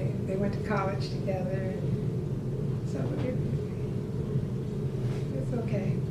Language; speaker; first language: English; native; English